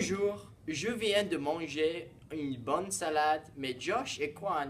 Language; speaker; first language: French; non-native, learner; English